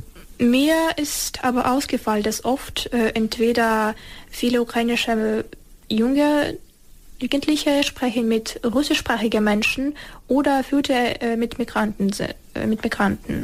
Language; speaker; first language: German; non-native, fluent; Ukrainian